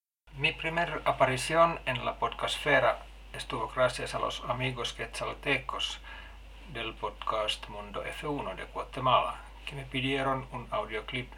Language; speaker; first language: Spanish; non-native, learner; Finnish